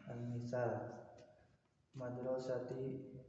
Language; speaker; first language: Arabic; non-native, learner; Indonesian